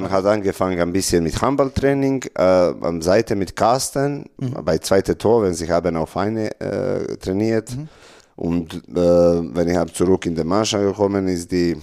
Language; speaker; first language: German; non-native, learner; Serbian